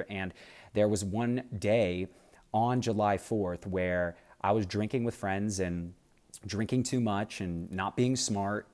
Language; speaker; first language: English; native; English